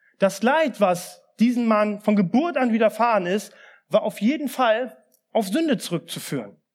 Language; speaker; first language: German; early bilingual, other home language; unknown